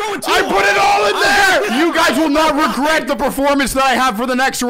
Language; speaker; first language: English; native; English